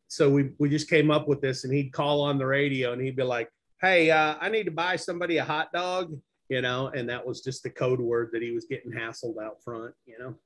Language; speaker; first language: English; native; English